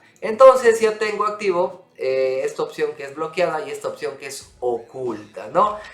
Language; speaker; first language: Spanish; native; Spanish